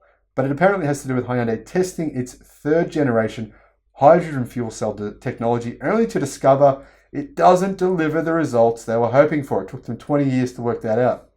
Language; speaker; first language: English; native; English